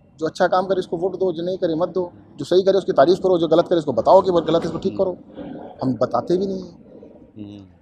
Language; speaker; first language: Hindi; native; Hindi